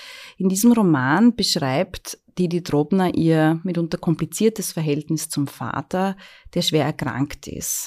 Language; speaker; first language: German; native; German